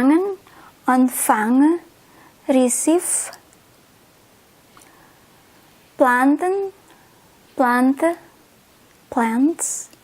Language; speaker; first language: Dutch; non-native, fluent; Indonesian